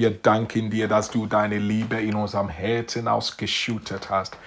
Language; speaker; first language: German; non-native, learner; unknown